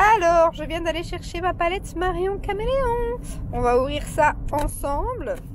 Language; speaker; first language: French; native; French